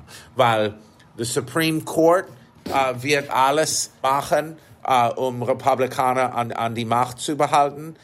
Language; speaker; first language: German; non-native, fluent; English